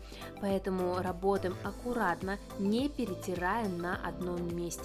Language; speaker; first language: Russian; native; Russian